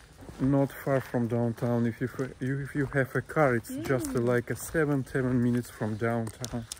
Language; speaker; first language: English; non-native, learner; Russian